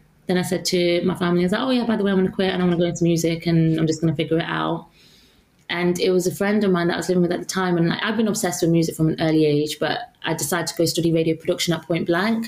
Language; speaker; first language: English; native; English